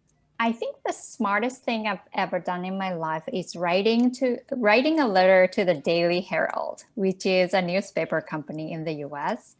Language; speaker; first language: English; non-native, fluent; Japanese